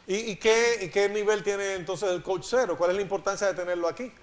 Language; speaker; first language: Spanish; native; Spanish